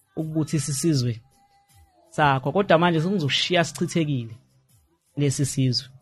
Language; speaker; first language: Zulu; native; Zulu